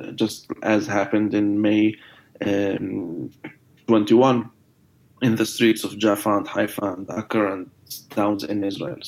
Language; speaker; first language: English; non-native, fluent; Arabic